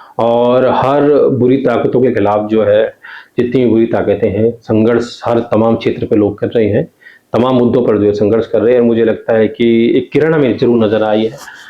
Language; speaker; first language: Hindi; non-native, local second language; Garhwali